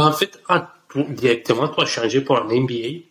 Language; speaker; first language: French; non-native, learner; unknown